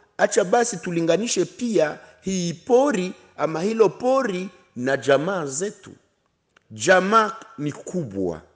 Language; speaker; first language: Swahili; non-native, local second language; Kinyarwanda